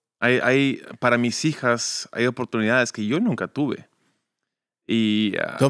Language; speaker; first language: Spanish; early bilingual, other home language; English